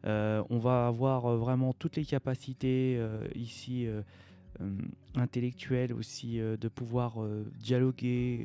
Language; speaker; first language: French; native; French